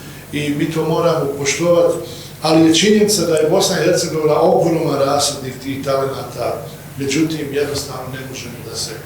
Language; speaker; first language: Bosnian; native; Bosnian